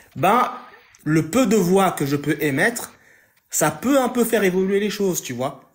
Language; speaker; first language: French; native; French